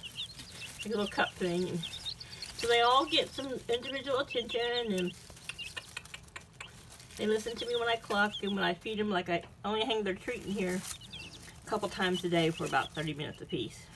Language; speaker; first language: English; native; English